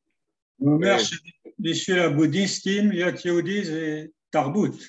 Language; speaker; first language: Hebrew; non-native, fluent; French